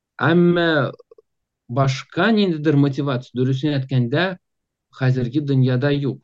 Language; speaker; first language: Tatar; native; Tatar